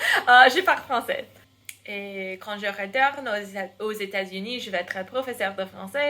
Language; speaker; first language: French; non-native, fluent; English